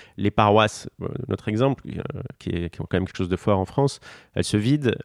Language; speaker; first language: French; non-native, local second language; Arabic